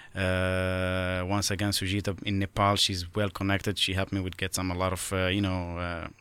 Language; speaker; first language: English; non-native, fluent; Arabic